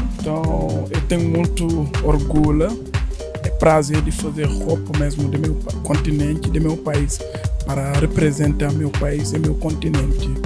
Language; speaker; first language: Portuguese; non-native, fluent; Wolof